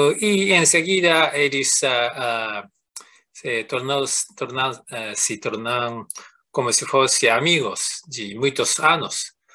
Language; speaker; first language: Spanish; non-native, fluent; Japanese